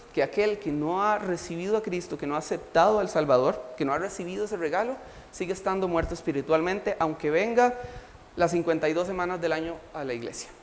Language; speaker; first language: Spanish; native; Spanish